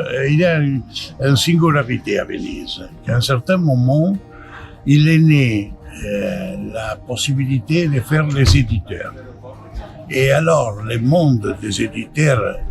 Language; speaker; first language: French; non-native, fluent; Italian